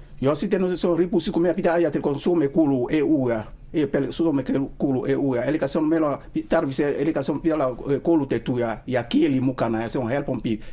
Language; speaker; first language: Finnish; non-native, learner; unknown